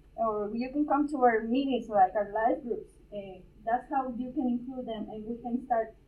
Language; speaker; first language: English; non-native, fluent; Spanish